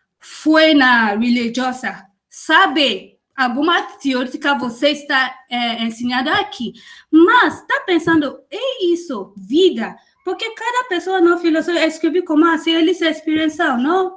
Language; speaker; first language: Portuguese; non-native, learner; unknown